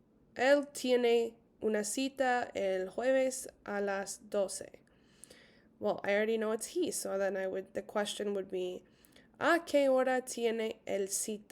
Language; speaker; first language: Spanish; non-native, fluent; English